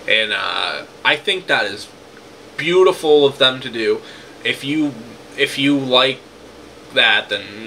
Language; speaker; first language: English; native; English